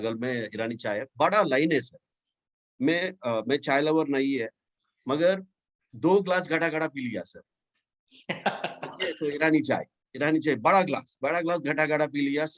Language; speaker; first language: Hindi; non-native, local second language; Telugu